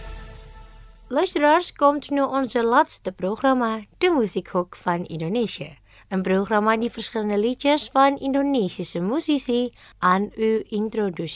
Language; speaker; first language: Dutch; non-native, learner; Indonesian